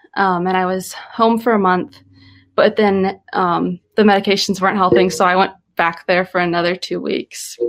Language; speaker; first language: English; native; English